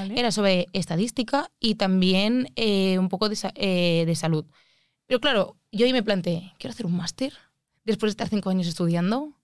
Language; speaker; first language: Spanish; native; Spanish